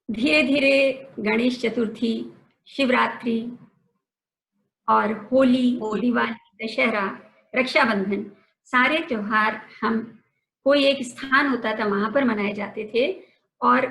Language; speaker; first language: Hindi; native; Hindi